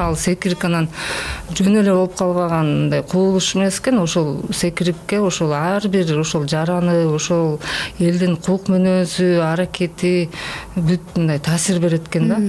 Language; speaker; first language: Kyrgyz; native; Kyrgyz